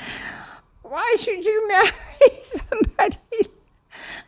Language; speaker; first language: English; native; English